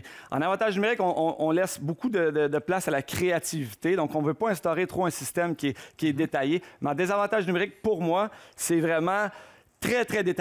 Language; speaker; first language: French; native; French